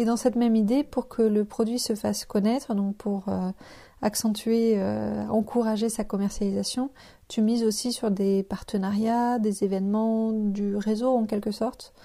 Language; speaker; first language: French; native; French